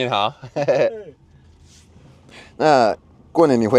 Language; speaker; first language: Chinese; non-native, fluent; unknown